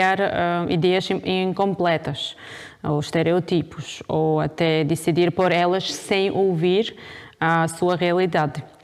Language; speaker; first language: Portuguese; non-native, fluent; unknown